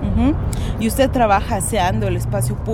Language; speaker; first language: Spanish; native; Spanish